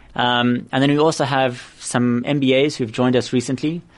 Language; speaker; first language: English; native; English